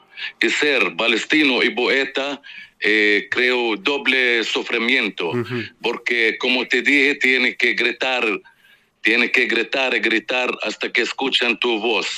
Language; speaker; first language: Spanish; non-native, fluent; Arabic